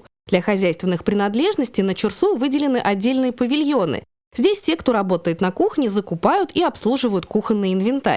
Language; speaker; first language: Russian; native; Russian